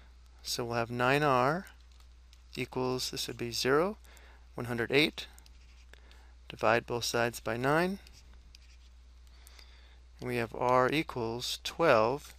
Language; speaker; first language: English; native; English